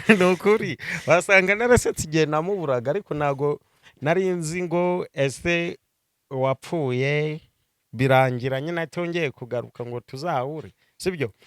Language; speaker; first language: Kinyarwanda; early bilingual, other home language; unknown